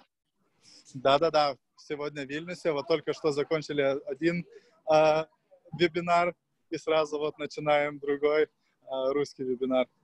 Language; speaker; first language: Russian; non-native, fluent; Lithuanian